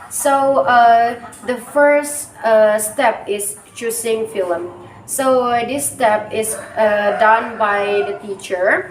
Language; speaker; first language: English; non-native, learner; Indonesian